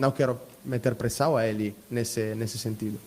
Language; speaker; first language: Portuguese; non-native, fluent; Italian